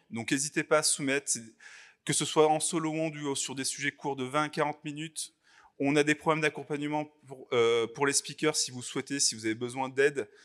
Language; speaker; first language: French; native; French